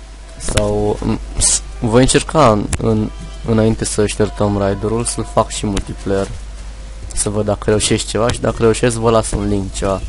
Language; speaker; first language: Romanian; native; Romanian